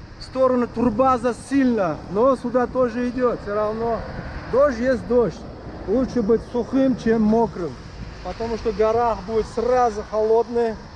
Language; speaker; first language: Russian; non-native, local second language; Uzbek